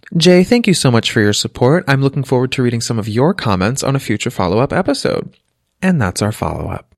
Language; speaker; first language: English; native; English